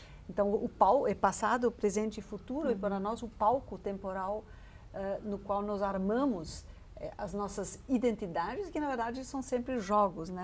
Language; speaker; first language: Portuguese; non-native, fluent; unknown